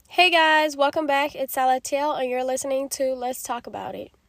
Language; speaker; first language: English; early bilingual, other home language; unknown